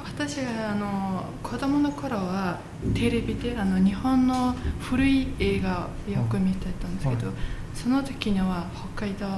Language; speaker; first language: Japanese; non-native, fluent; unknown